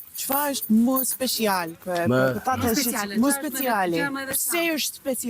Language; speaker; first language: Albanian; non-native, learner; English